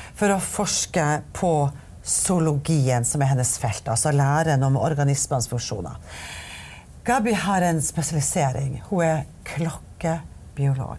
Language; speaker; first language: Norwegian; native; Norwegian